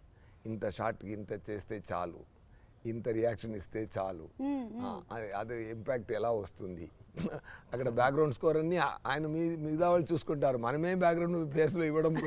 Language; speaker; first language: Telugu; non-native, learner; Tamil